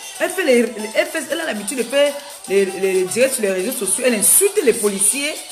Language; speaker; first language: French; non-native, local second language; Basaa